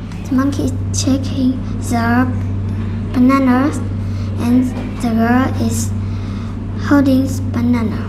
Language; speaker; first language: English; non-native, learner; Vietnamese